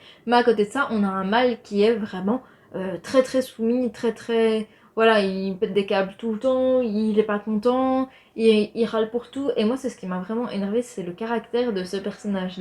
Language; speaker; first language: French; native; French